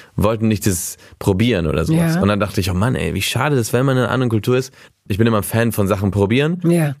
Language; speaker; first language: German; early bilingual, heritage; German